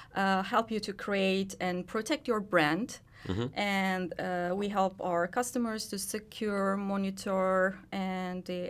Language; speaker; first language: English; non-native, fluent; Turkish